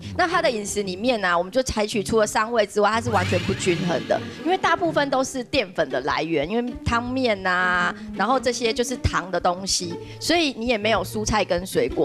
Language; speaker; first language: Chinese; native; Chinese